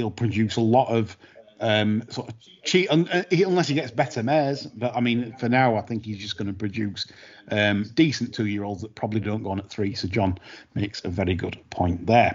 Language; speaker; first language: English; native; English